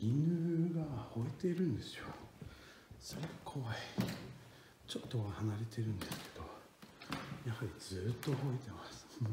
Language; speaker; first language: Japanese; non-native, fluent; French